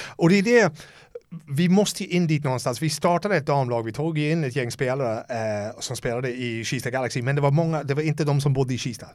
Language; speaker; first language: Swedish; non-native, fluent; English